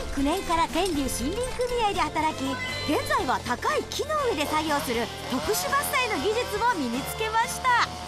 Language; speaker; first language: Japanese; native; Japanese